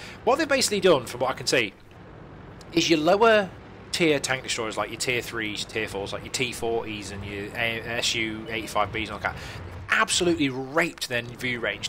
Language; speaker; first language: English; native; English